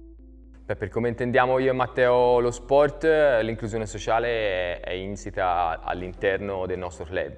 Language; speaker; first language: Italian; native; Italian